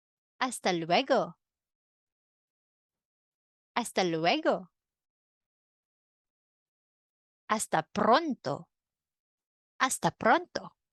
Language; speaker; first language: Spanish; non-native, fluent; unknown